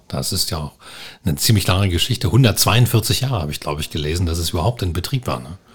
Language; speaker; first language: German; native; German